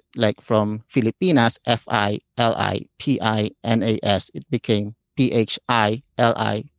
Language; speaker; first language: English; non-native, local second language; Filipino